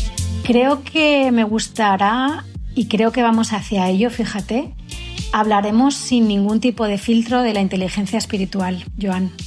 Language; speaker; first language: Spanish; native; Spanish